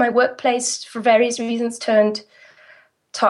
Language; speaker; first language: English; non-native, fluent; German